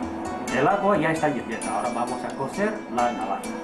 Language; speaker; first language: Spanish; non-native, fluent; Chinese